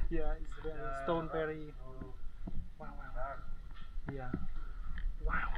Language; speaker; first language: English; non-native, learner; Vietnamese